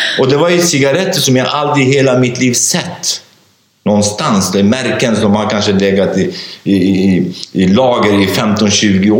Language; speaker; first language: Swedish; non-native, fluent; Kurdish